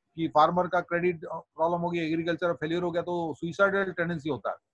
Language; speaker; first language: Hindi; non-native, local second language; Odia